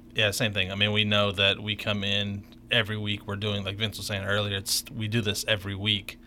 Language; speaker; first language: English; native; English